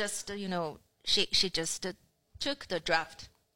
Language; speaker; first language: English; non-native, fluent; Chinese